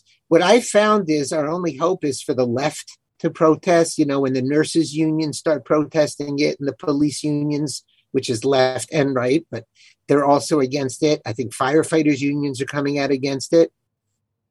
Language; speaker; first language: English; native; English